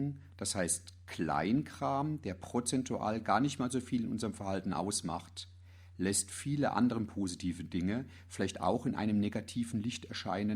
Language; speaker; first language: German; native; German